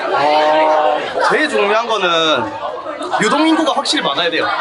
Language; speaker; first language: Korean; native; Korean